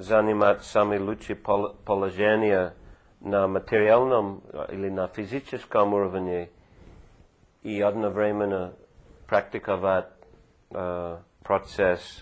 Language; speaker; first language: Russian; non-native, fluent; English